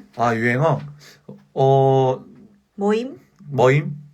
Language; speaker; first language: Korean; native; Korean